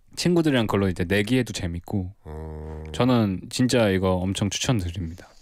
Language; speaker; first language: Korean; native; Korean